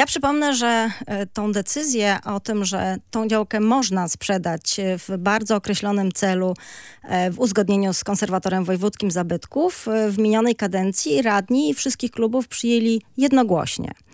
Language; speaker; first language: Polish; native; Polish